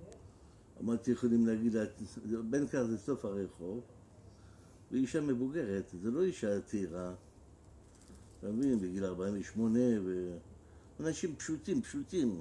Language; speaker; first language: Hebrew; non-native, fluent; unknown